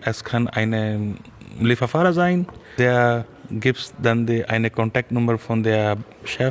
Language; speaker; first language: German; non-native, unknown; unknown